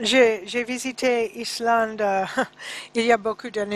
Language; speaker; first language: French; non-native, learner; English